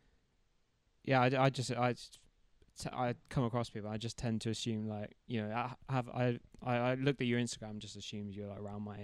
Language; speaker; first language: English; native; English